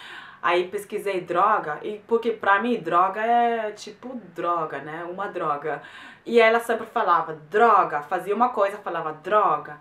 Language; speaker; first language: Portuguese; non-native, fluent; German